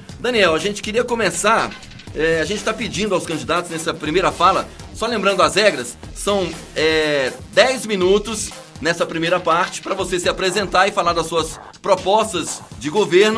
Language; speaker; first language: Portuguese; native; Portuguese